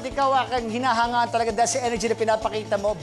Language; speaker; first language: Filipino; native; Filipino